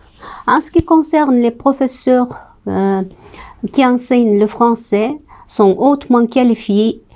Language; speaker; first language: French; non-native, fluent; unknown